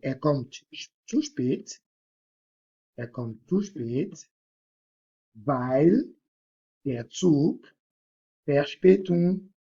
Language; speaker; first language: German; non-native, fluent; French